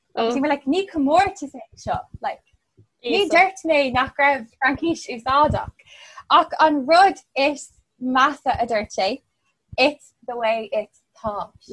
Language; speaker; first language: Irish; non-native, local second language; English